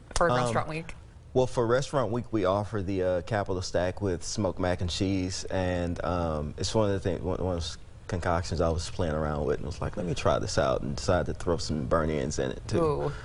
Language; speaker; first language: English; native; English